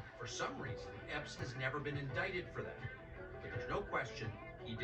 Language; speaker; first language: English; native; English